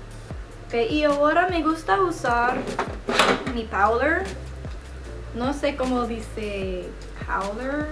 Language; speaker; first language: Spanish; non-native, learner; English